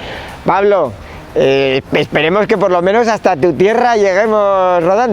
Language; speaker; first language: Spanish; native; Spanish